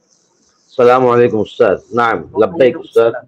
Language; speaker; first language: Arabic; non-native, learner; Bangla